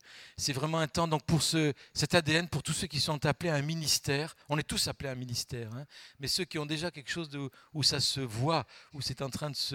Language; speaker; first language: French; native; French